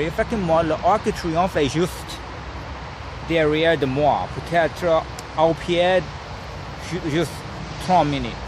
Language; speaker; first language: French; non-native, learner; English